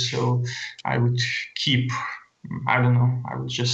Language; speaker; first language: English; non-native, fluent; Lithuanian